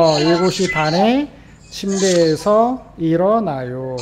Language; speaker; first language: Korean; native; Korean